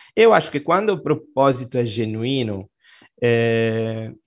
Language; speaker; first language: Portuguese; non-native, fluent; Italian